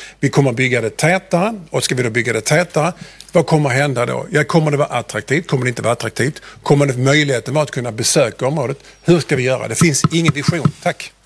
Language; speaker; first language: Swedish; native; Swedish